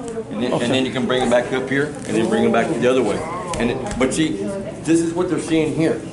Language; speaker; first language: English; early bilingual, other home language; Spanish